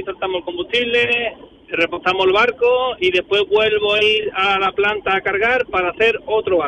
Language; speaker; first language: Spanish; native; Spanish